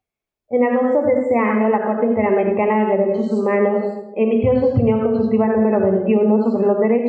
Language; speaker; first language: Spanish; native; Spanish